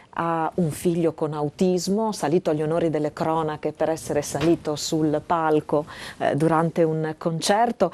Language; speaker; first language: Italian; native; Italian